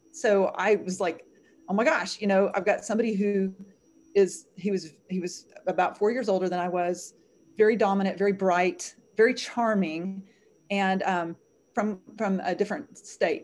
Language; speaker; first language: English; native; English